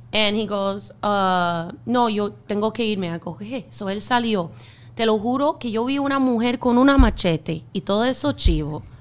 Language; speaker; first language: Spanish; non-native, fluent; English